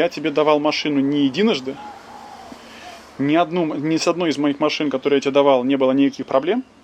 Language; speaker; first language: Russian; native; Russian